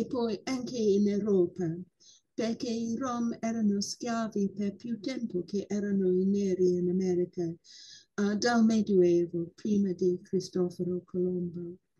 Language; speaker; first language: Italian; non-native, fluent; English